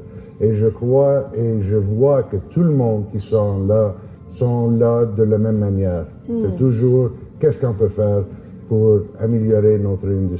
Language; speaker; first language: French; non-native, local second language; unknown